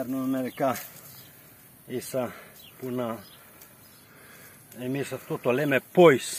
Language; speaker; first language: Greek; non-native, local second language; Bulgarian